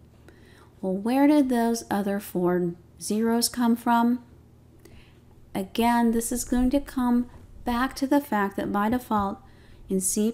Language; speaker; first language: English; native; English